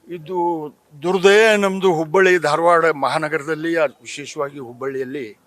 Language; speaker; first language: Kannada; non-native, local second language; Urdu